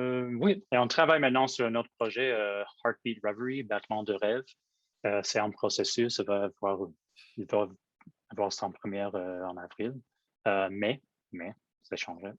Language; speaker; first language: French; non-native, local second language; English